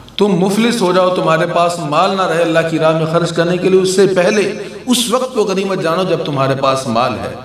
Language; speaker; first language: Urdu; non-native, local second language; Punjabi